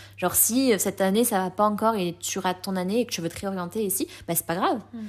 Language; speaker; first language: French; native; French